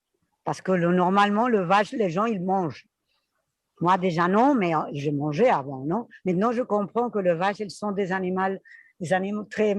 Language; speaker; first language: French; non-native, fluent; Spanish